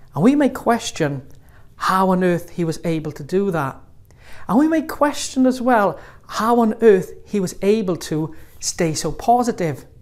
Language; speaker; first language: English; native; English